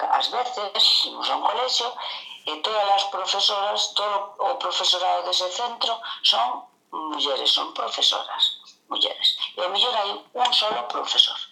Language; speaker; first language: Galician; non-native, local second language; Spanish